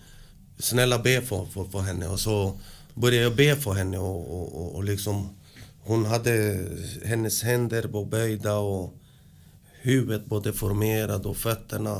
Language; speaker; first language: Swedish; early bilingual, other home language; Spanish